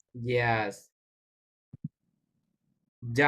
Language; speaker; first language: English; non-native, fluent; Vietnamese